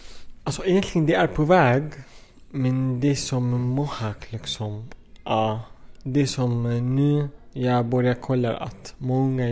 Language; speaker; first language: Swedish; non-native, fluent; Arabic